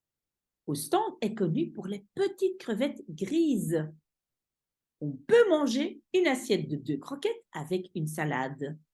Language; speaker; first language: French; non-native, fluent; Dutch